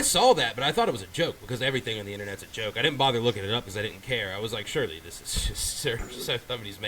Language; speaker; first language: English; native; English